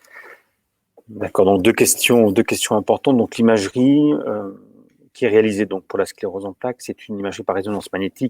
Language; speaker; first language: French; native; French